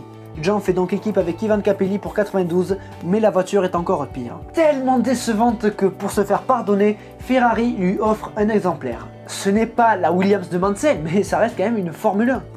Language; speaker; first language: French; native; French